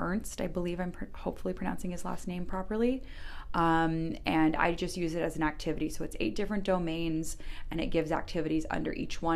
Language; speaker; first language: English; native; English